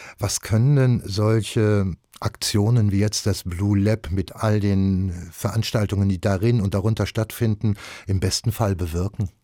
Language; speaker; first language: German; native; German